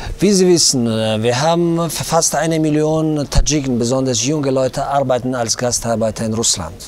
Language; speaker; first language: German; non-native, learner; Tajik